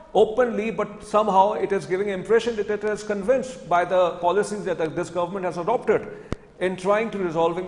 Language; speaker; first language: English; non-native, local second language; Urdu